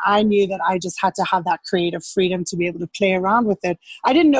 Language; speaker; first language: English; native; English